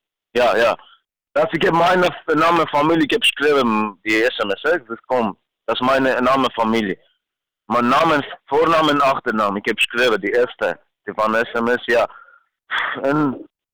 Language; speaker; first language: Dutch; non-native, learner; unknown